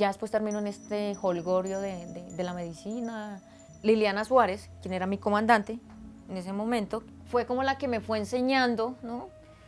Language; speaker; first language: Spanish; native; Spanish